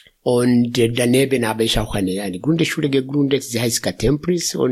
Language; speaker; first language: German; non-native, fluent; Swahili